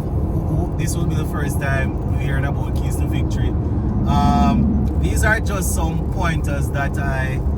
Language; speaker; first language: English; native; English